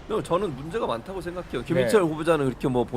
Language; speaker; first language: Korean; native; Korean